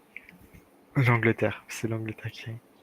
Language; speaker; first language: French; native; French